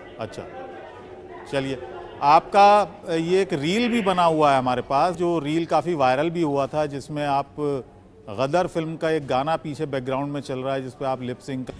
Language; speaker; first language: Hindi; native; Hindi